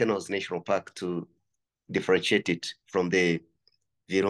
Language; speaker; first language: English; non-native, local second language; Kinyarwanda